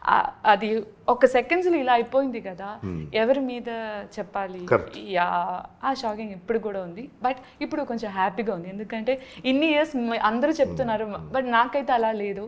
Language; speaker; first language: Telugu; non-native, learner; Malayalam